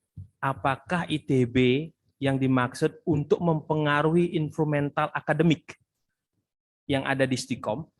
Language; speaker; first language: Indonesian; native; Indonesian